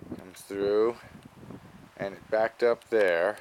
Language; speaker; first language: English; native; English